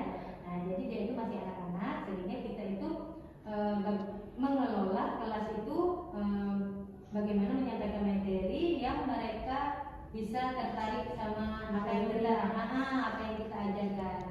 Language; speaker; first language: Indonesian; native; Indonesian